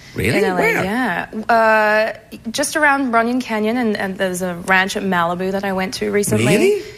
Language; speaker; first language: English; native; English